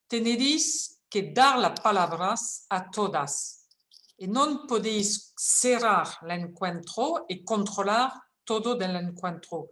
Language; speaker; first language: Spanish; non-native, fluent; French